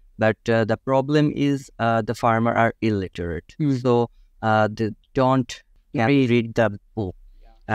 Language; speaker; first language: English; non-native, local second language; Bangla